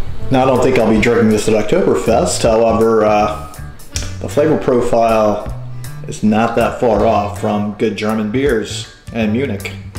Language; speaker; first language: English; native; English